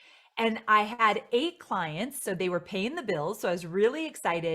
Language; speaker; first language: English; native; English